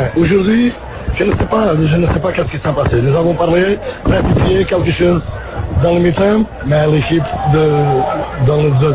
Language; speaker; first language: French; non-native, learner; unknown